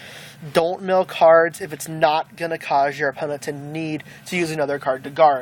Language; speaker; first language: English; native; English